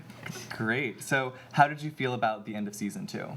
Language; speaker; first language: English; native; English